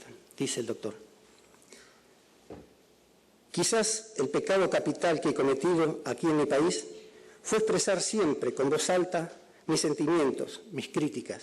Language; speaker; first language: Spanish; native; Spanish